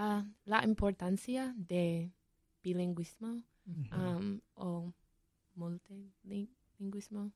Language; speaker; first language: Spanish; non-native, learner; English